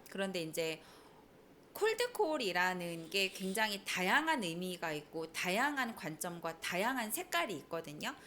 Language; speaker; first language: Korean; native; Korean